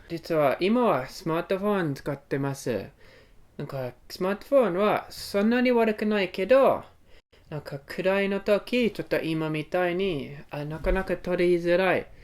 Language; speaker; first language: Japanese; non-native, learner; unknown